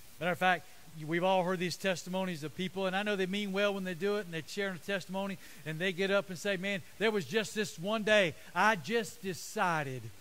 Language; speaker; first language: English; native; English